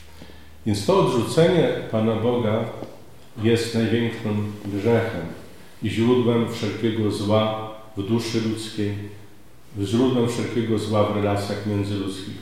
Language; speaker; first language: Polish; native; Polish